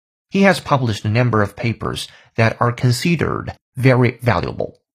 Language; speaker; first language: English; non-native, fluent; Chinese